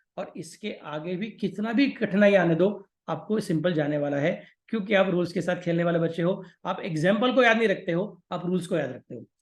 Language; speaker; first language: Hindi; non-native, local second language; Marathi